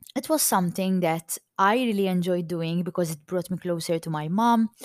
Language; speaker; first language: English; non-native, fluent; Maltese